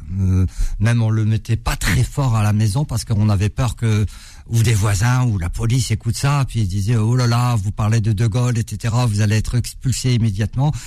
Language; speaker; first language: French; early bilingual, other home language; Arabic